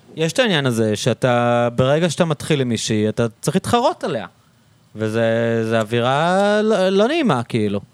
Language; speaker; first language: Hebrew; native; Hebrew